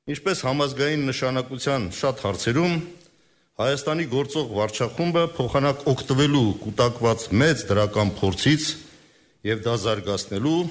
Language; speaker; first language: Armenian; native; Armenian